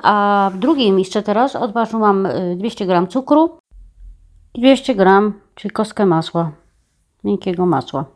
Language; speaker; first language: Polish; native; Polish